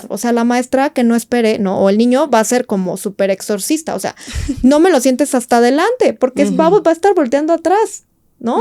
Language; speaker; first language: Spanish; native; Spanish